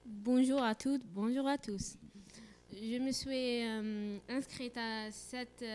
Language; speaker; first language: French; non-native, learner; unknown